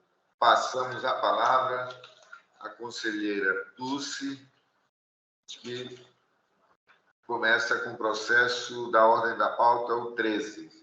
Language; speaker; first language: Portuguese; native; Portuguese